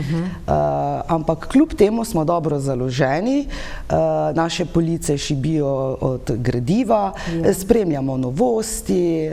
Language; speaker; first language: Slovenian; native; Slovenian